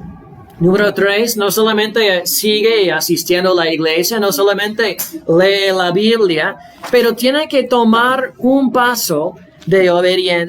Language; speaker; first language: Spanish; non-native, fluent; English